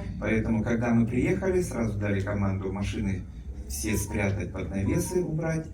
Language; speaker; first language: Russian; native; Russian